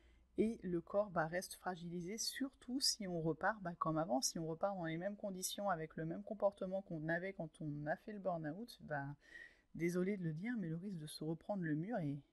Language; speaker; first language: French; native; French